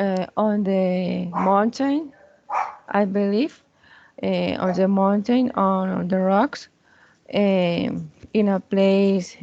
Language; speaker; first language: English; non-native, learner; Spanish